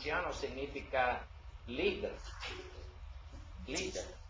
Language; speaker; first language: Spanish; non-native, learner; English